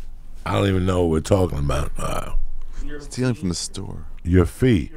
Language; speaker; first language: English; native; English